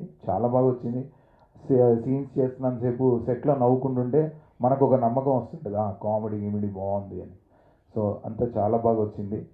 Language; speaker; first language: Telugu; native; Telugu